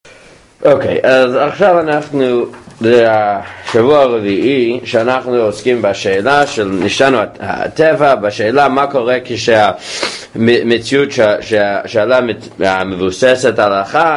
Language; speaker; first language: Hebrew; non-native, fluent; English